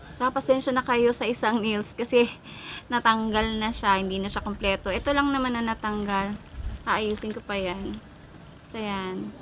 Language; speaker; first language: Filipino; non-native, local second language; Cebuano